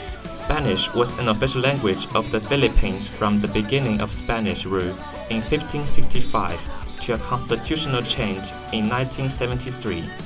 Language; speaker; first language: English; non-native, fluent; Chinese